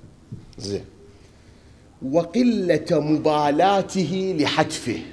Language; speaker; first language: Arabic; native; Arabic